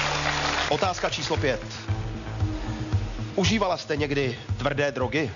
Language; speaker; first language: Czech; native; Czech